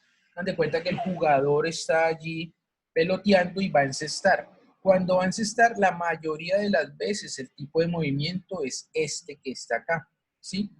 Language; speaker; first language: Spanish; native; Spanish